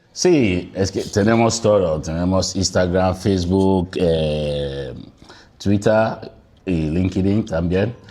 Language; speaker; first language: Spanish; non-native, learner; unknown